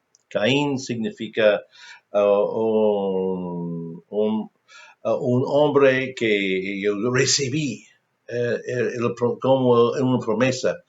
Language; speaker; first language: Spanish; non-native, fluent; English